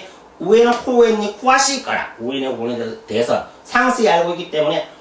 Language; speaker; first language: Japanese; non-native, fluent; Korean